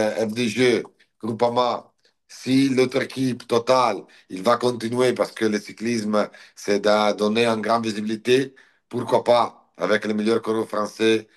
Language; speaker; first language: French; non-native, learner; Italian